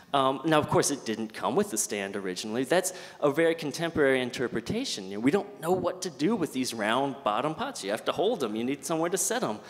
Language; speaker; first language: English; native; English